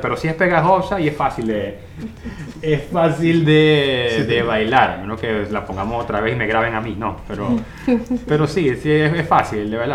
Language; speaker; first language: Spanish; native; Spanish